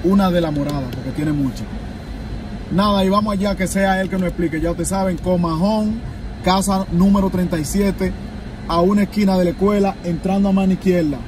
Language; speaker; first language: Spanish; native; Spanish